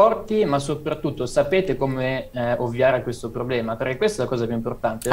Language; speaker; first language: Italian; native; Italian